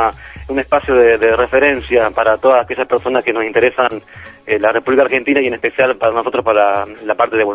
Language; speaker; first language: Spanish; native; Spanish